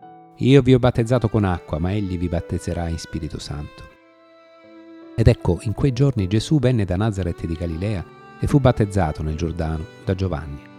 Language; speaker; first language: Italian; native; Italian